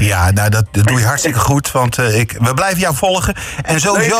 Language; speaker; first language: Dutch; native; Dutch